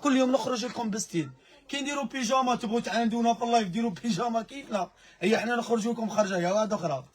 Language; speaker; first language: Arabic; native; Arabic